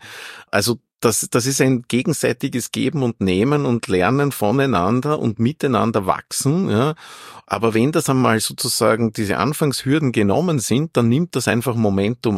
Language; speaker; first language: German; native; German